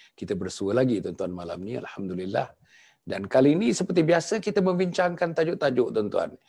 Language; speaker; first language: Malay; native; Malay